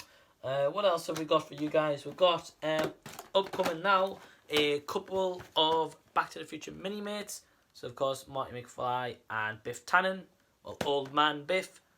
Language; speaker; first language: English; native; English